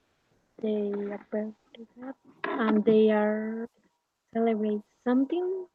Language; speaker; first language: English; non-native, learner; Spanish